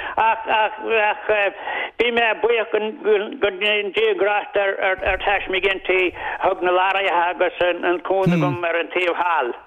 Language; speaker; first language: Irish; native; Irish